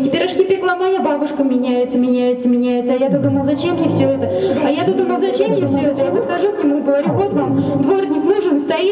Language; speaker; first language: Russian; native; Russian